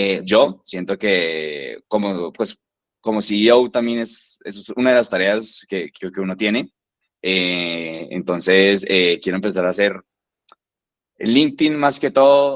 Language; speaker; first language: Spanish; native; Spanish